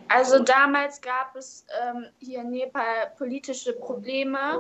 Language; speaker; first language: German; native; German